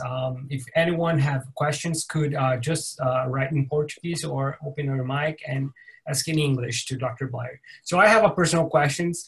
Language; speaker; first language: English; non-native, fluent; Portuguese